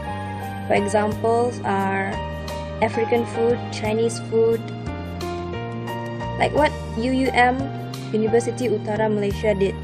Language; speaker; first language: English; non-native, local second language; Malay